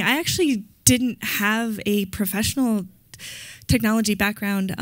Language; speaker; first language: English; native; English